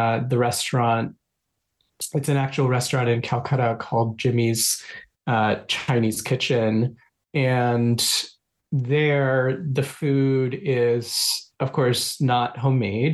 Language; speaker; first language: English; non-native, local second language; Bangla